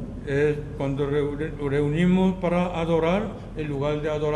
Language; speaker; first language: Spanish; non-native, fluent; Korean